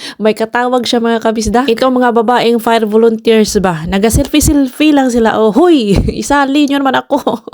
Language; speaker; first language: Filipino; non-native, local second language; Cebuano